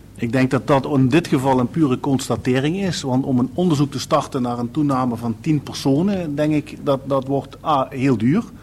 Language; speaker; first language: Dutch; native; Dutch